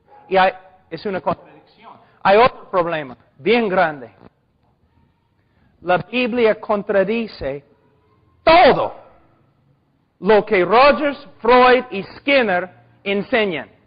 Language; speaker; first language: Spanish; non-native, fluent; English